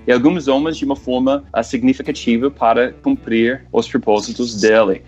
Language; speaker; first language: Portuguese; non-native, fluent; English